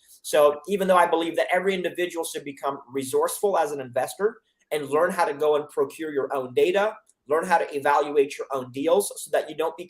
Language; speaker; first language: English; native; English